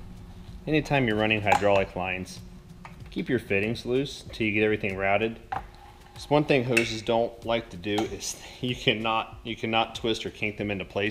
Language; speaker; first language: English; native; English